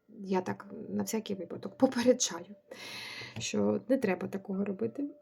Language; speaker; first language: Ukrainian; non-native, local second language; Russian